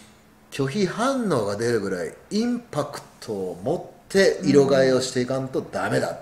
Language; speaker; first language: Japanese; native; Japanese